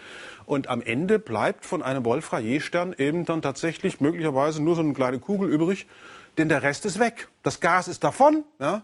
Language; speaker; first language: German; native; German